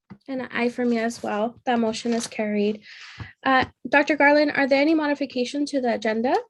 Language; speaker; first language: English; native; English